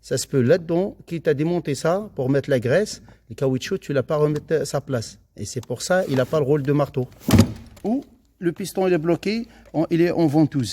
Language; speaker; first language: French; non-native, fluent; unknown